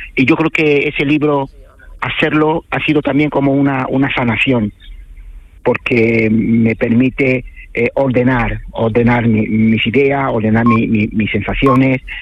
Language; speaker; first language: Spanish; non-native, fluent; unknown